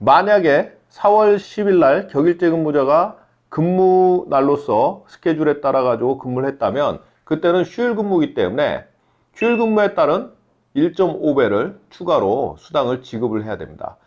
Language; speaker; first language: Korean; native; Korean